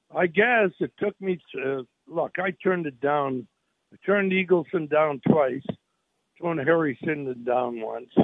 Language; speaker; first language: English; native; English